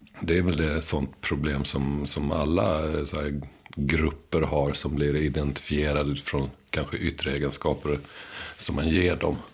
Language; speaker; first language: Swedish; native; Swedish